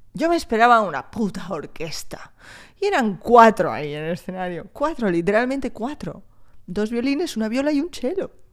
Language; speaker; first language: Spanish; early bilingual, other home language; French